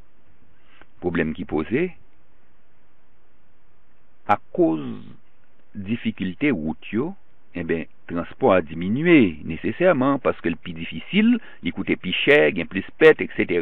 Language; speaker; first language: French; non-native, local second language; Haitian Creole